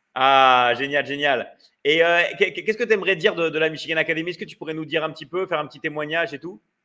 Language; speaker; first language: French; native; French